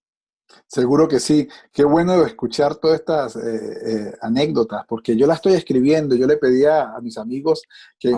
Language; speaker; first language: Spanish; native; Spanish